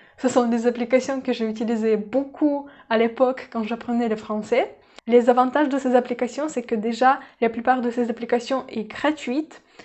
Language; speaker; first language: French; non-native, fluent; Russian